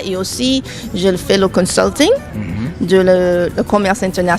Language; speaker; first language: French; non-native, fluent; English